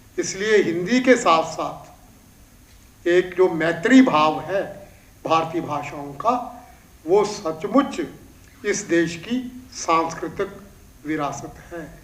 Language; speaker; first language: Hindi; non-native, local second language; Punjabi